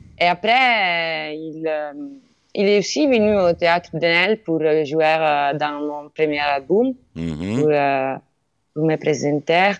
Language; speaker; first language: French; non-native, learner; Italian